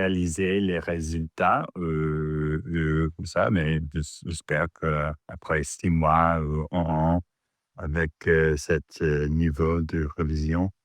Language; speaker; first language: French; non-native, learner; English